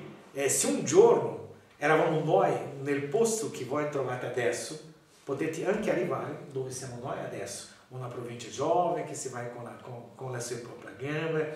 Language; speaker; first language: Italian; non-native, learner; Portuguese